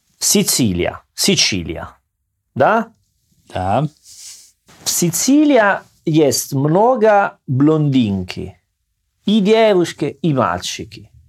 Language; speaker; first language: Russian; non-native, learner; Italian